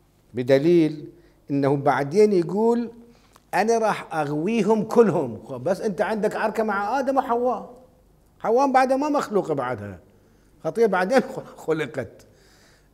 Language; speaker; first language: Arabic; native; Arabic